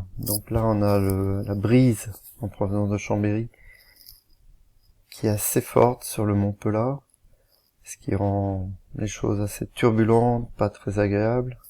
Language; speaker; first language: French; native; French